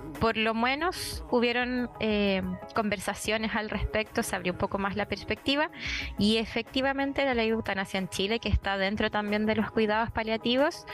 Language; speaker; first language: Spanish; native; Spanish